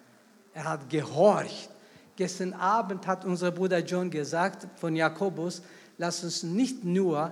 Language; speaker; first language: German; non-native, fluent; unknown